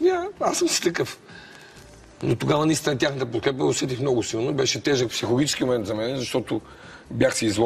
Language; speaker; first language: Bulgarian; native; Bulgarian